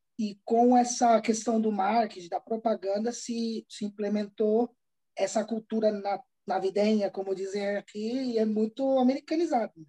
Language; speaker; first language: Portuguese; native; Portuguese